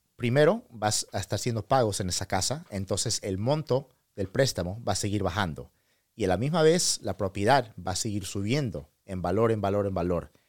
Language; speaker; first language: Spanish; early bilingual, heritage; Spanish